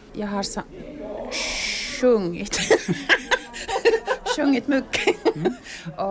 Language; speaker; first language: Swedish; non-native, learner; Finnish